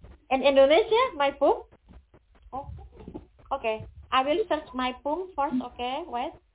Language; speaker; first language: English; non-native, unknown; Indonesian